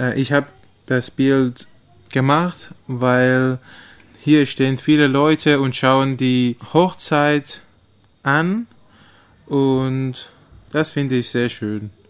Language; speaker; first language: German; non-native, learner; Persian